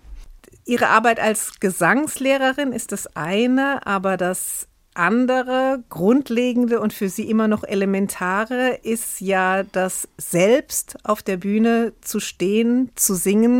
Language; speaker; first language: German; native; German